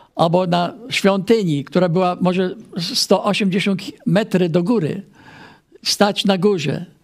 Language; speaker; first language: Polish; non-native, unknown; English